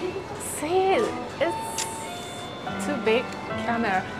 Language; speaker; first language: English; non-native, learner; Japanese